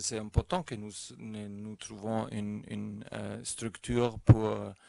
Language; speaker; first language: French; non-native, learner; German